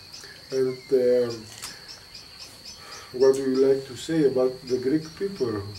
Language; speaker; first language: English; non-native, learner; Greek